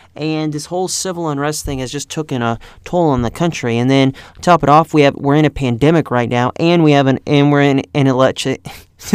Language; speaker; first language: English; early bilingual, other home language; Spanish